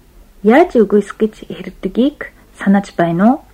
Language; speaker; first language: Mongolian; non-native, fluent; Japanese